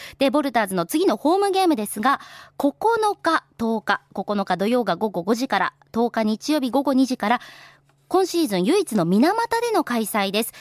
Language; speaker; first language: Japanese; native; Japanese